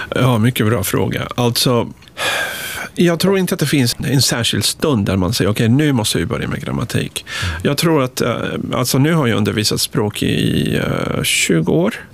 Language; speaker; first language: Swedish; non-native, fluent; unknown